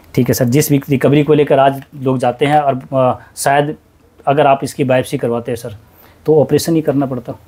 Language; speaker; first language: Hindi; native; Hindi